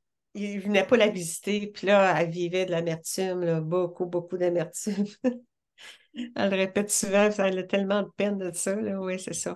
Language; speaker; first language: French; native; French